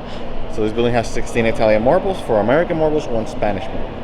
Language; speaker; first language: English; non-native, local second language; Spanish